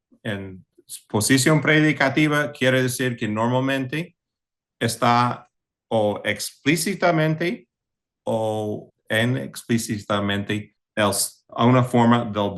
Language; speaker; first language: Spanish; non-native, fluent; English